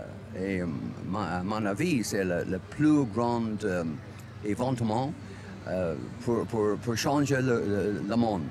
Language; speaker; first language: French; non-native, learner; English